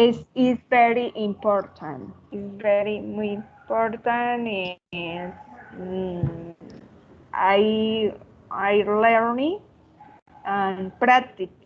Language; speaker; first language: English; non-native, learner; Spanish